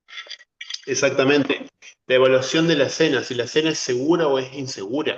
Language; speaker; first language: Spanish; native; Spanish